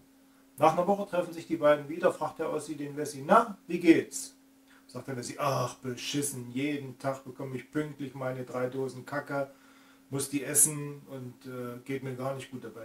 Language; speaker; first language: German; native; German